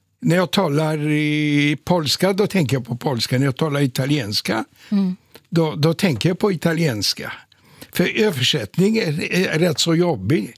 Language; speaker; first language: Swedish; non-native, fluent; Polish